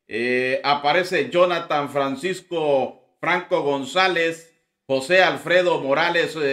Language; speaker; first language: Spanish; native; Spanish